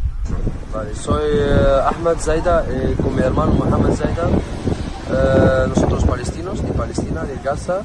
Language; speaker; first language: Spanish; non-native, learner; Arabic